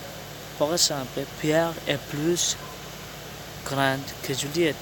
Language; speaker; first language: French; non-native, learner; Spanish